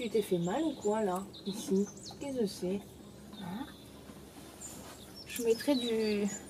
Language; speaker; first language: French; native; French